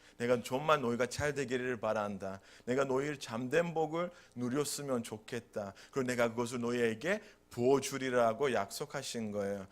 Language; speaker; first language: Korean; non-native, fluent; Turkish